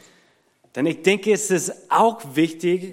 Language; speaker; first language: German; non-native, fluent; English